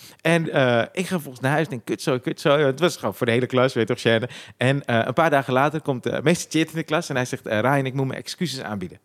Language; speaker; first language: Dutch; native; Dutch